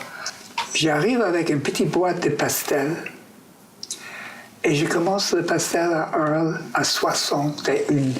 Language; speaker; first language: French; non-native, fluent; English